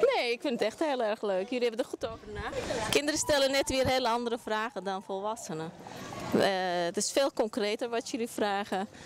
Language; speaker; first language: Dutch; early bilingual, other home language; Turkish